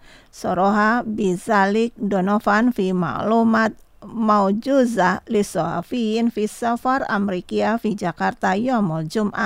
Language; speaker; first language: Arabic; non-native, fluent; Indonesian